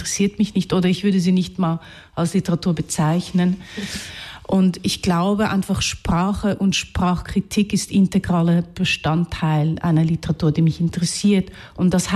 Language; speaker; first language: German; non-native, fluent; Hungarian